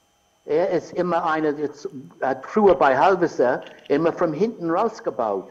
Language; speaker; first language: German; non-native, fluent; English